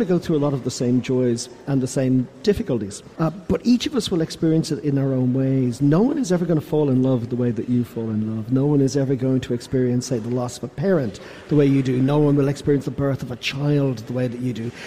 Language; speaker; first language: English; native; English